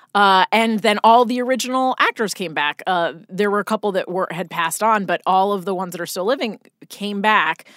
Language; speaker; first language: English; native; English